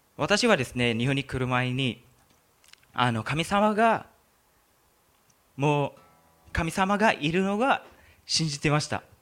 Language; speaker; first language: Japanese; non-native, learner; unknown